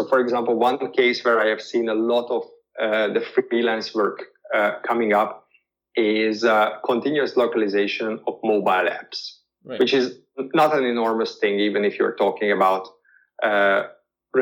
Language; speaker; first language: English; non-native, fluent; Hungarian